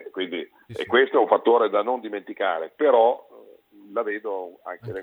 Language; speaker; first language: Italian; native; Italian